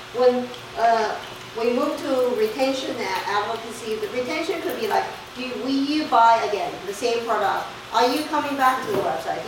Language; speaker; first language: English; non-native, fluent; Chinese